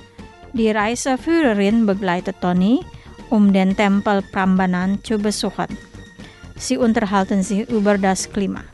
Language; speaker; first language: German; non-native, fluent; Indonesian